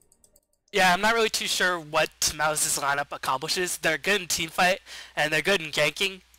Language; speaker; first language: English; native; English